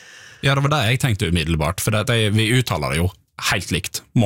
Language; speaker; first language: Norwegian; native; Norwegian